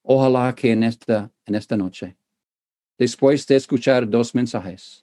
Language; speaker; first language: Spanish; non-native, fluent; English